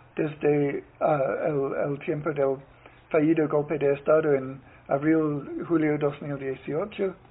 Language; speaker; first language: Spanish; non-native, fluent; English